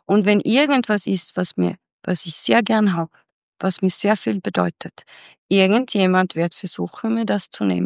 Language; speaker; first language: German; non-native, fluent; Swedish